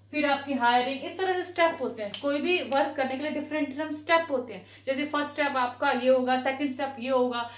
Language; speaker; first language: Hindi; native; Hindi